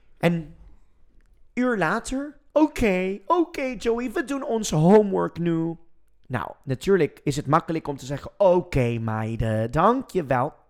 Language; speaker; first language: Dutch; non-native, fluent; English